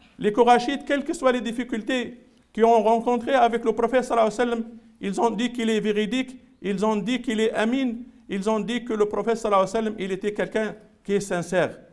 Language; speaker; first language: French; non-native, local second language; Arabic